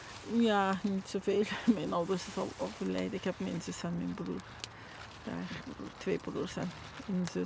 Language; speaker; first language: Dutch; non-native, learner; Turkish